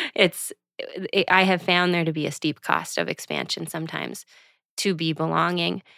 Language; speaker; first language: English; native; English